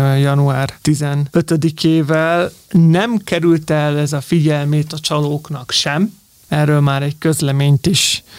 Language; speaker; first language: Hungarian; native; Hungarian